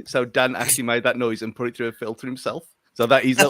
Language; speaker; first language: English; native; English